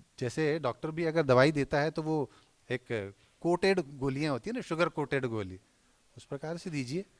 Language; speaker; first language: Hindi; non-native, local second language; Marathi